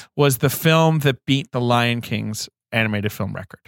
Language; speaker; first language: English; native; English